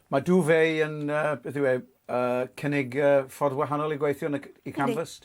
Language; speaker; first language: Welsh; native; Welsh